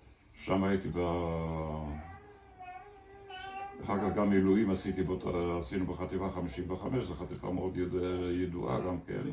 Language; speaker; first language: Hebrew; early bilingual, other home language; German